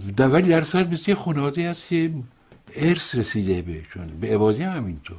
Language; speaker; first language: Persian; native; Persian